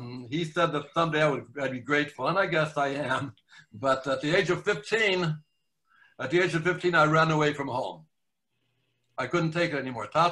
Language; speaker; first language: English; native; English